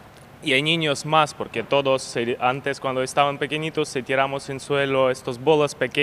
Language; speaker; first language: Spanish; non-native, learner; Ukrainian